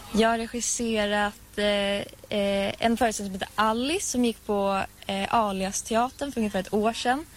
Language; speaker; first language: Swedish; native; Swedish